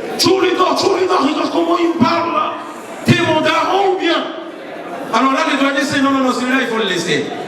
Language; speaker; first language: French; non-native, local second language; Lingala